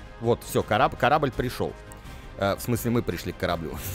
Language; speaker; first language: Russian; native; Russian